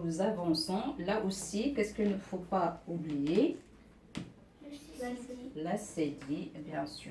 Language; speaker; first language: French; non-native, local second language; Arabic